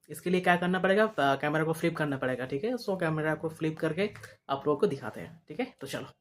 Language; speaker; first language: Hindi; non-native, local second language; Bangla